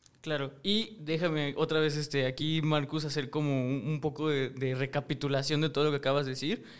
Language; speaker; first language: Spanish; native; Spanish